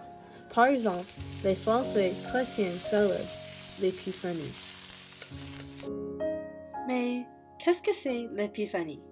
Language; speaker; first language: French; non-native, learner; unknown